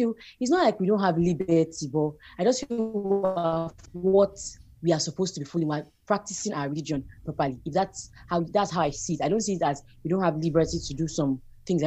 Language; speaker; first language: English; non-native, local second language; Yoruba